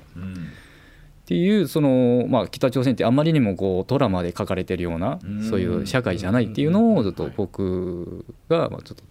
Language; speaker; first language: Japanese; non-native, fluent; Korean